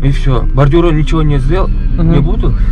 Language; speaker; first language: Russian; non-native, learner; Turkmen